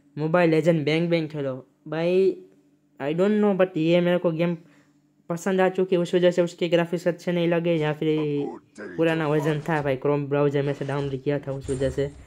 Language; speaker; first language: Hindi; non-native, local second language; Gujarati